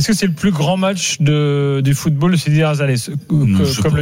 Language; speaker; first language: French; native; French